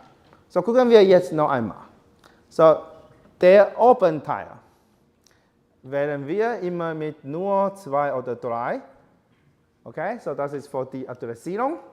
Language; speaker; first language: German; non-native, learner; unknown